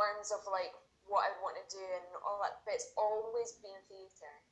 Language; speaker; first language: English; native; English